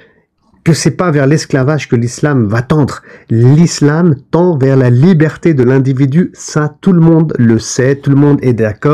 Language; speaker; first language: French; native; French